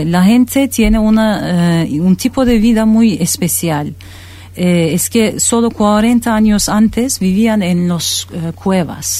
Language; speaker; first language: Spanish; non-native, fluent; Turkish